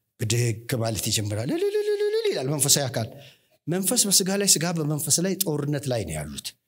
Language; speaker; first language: Amharic; native; Amharic